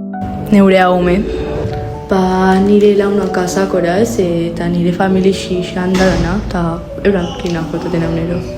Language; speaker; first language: Basque; early bilingual, other home language; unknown